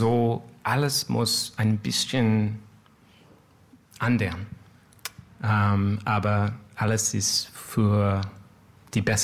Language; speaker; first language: German; non-native, learner; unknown